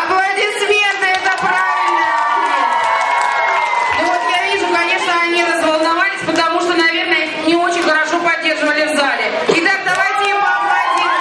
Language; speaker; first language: Russian; native; Russian